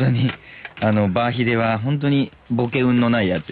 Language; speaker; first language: Japanese; native; Japanese